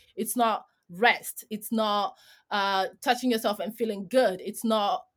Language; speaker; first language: English; non-native, fluent; Greek